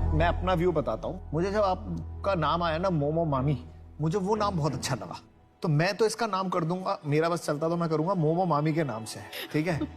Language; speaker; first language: Hindi; native; Hindi